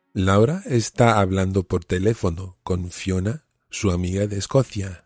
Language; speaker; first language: Spanish; non-native, fluent; English